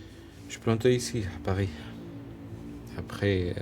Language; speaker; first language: French; non-native, learner; Arabic